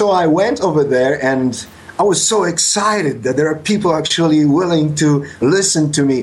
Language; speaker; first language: English; non-native, fluent; Polish